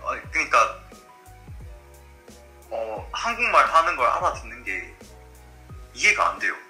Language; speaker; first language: Korean; native; Korean